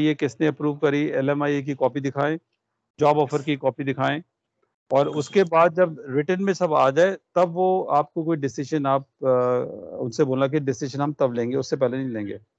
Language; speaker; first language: Hindi; non-native, local second language; Punjabi